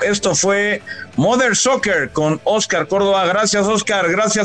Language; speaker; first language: Spanish; native; Spanish